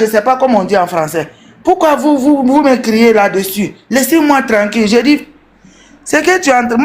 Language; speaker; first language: French; non-native, local second language; Bambara